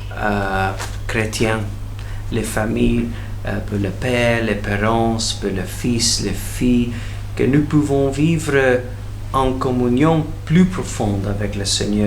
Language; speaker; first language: French; non-native, fluent; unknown